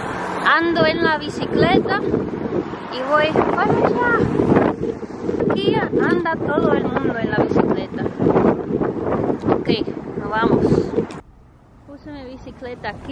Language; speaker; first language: Spanish; early bilingual, heritage; Spanish